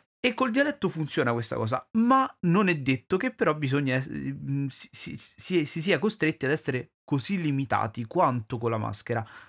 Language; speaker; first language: Italian; native; Italian